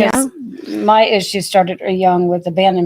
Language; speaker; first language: English; native; English